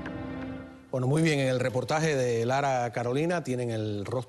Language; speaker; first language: Spanish; native; Spanish